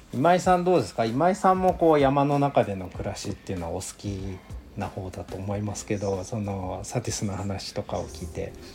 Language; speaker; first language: Japanese; native; Japanese